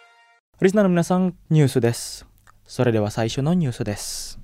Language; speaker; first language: Japanese; non-native, fluent; Indonesian